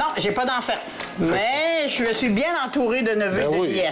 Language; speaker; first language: French; native; French